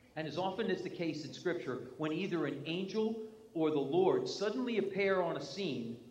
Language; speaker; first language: English; native; English